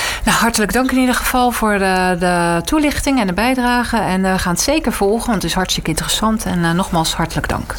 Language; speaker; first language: Dutch; native; Dutch